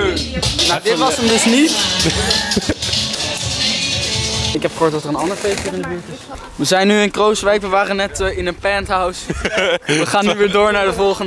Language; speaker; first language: Dutch; native; Dutch